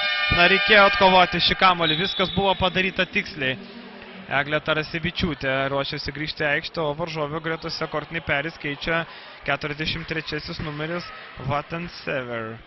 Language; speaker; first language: Lithuanian; native; Lithuanian